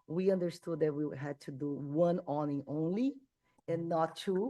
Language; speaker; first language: English; non-native, fluent; Portuguese